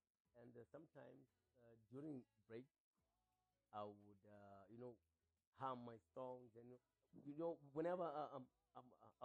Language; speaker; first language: English; non-native, local second language; Xhosa